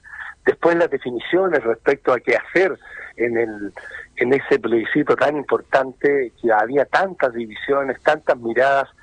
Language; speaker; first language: Spanish; native; Spanish